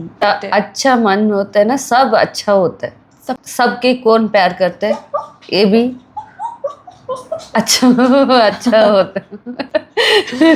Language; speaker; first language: Hindi; non-native, local second language; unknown